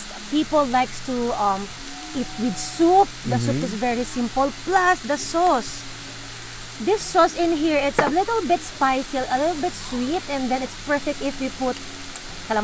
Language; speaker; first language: English; non-native, fluent; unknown